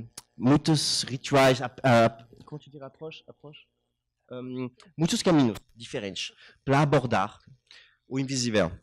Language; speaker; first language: Portuguese; non-native, learner; French